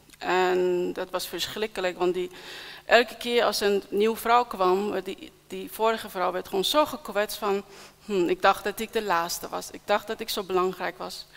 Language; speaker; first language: Dutch; non-native, fluent; Persian